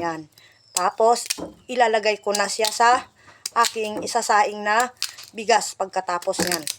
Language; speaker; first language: Filipino; non-native, local second language; Cebuano